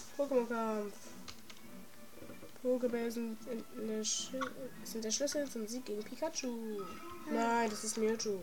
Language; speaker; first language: German; native; German